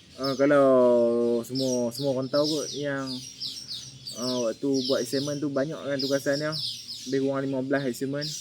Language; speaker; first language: Malay; native; Malay